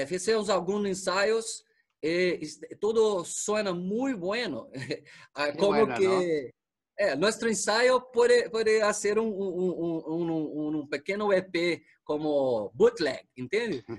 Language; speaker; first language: Spanish; non-native, learner; Portuguese